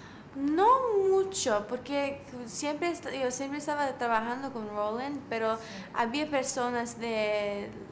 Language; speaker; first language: Spanish; non-native, fluent; English